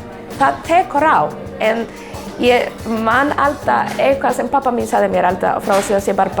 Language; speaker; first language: Icelandic; non-native, fluent; Spanish